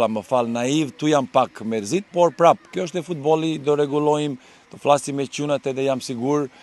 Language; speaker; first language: Albanian; non-native, learner; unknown